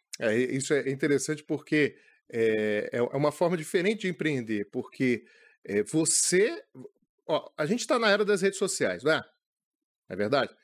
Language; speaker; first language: Portuguese; native; Portuguese